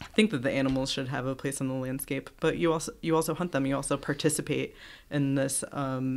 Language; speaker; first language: English; native; English